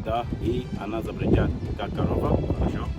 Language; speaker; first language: Russian; non-native, learner; Arabic